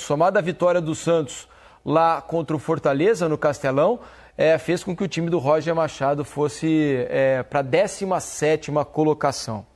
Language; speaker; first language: Portuguese; native; Portuguese